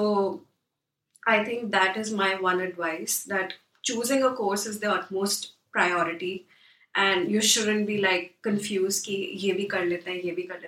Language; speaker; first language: English; non-native, local second language; Hindi